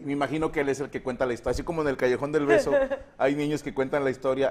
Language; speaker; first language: Spanish; native; Spanish